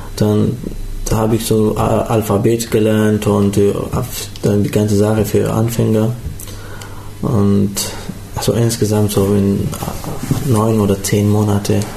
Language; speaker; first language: German; non-native, learner; Pashto